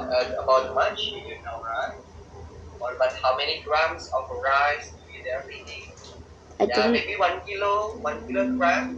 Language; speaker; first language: English; non-native, learner; Indonesian